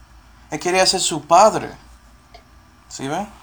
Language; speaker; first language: Spanish; non-native, fluent; English